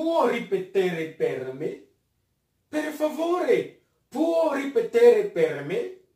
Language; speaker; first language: Italian; non-native, fluent; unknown